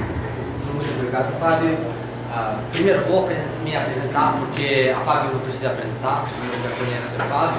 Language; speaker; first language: Portuguese; non-native, learner; Russian